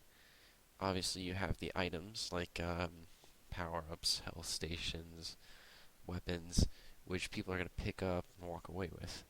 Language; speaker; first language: English; native; English